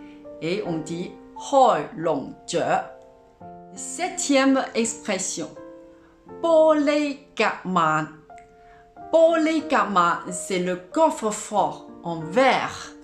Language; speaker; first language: French; non-native, fluent; Cantonese